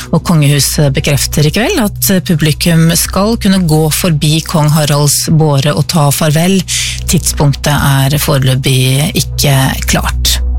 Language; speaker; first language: Norwegian; native; Norwegian